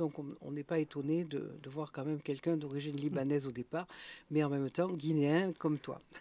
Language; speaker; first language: French; native; French